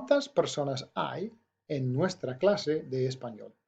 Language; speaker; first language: Spanish; non-native, fluent; English